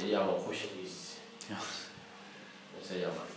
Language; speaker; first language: Spanish; non-native, learner; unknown